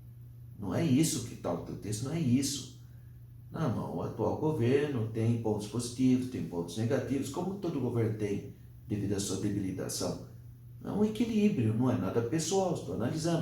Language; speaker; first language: Portuguese; native; Portuguese